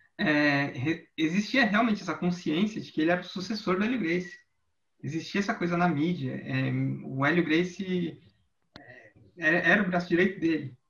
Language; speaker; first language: Portuguese; native; Portuguese